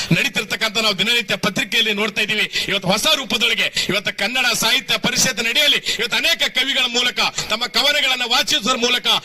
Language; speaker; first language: Kannada; native; Kannada